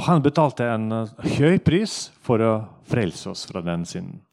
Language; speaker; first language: Norwegian; non-native, fluent; Russian